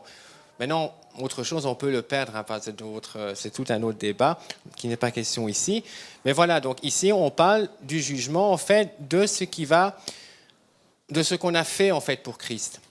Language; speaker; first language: French; native; French